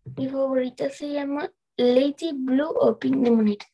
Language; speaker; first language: Spanish; native; Spanish